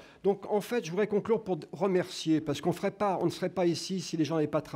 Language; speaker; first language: French; native; French